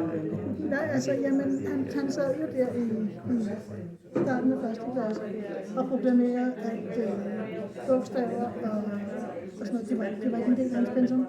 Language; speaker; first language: Danish; native; Danish